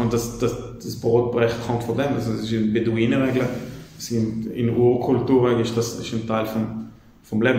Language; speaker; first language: German; non-native, fluent; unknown